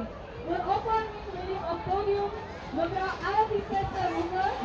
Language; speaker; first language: Dutch; non-native, learner; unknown